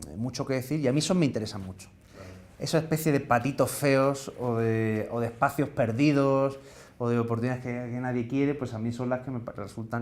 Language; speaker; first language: Spanish; native; Spanish